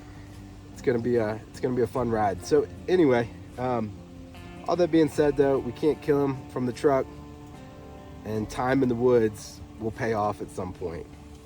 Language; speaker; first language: English; native; English